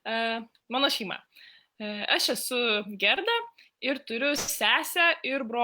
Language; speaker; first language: Lithuanian; non-native, learner; Spanish